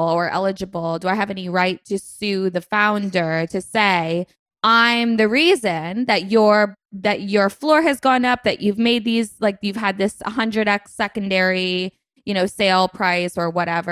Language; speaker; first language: English; native; English